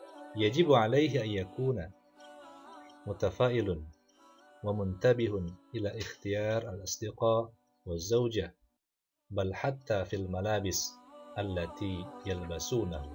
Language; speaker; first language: Arabic; non-native, learner; Indonesian